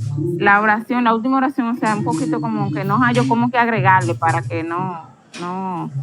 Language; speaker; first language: Spanish; native; Spanish